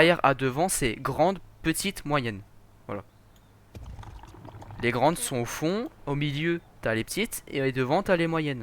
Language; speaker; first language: French; native; French